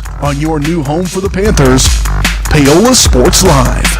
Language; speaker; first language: English; native; English